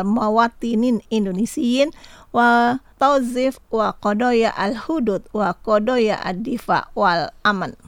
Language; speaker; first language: Arabic; non-native, fluent; Indonesian